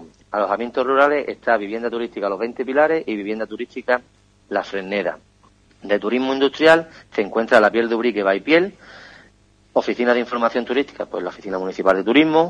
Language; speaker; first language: Spanish; native; Spanish